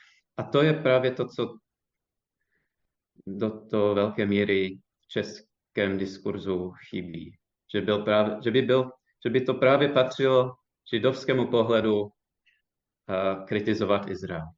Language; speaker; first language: Czech; non-native, fluent; English